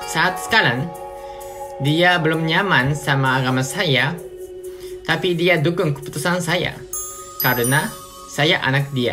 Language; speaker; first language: Indonesian; non-native, fluent; Japanese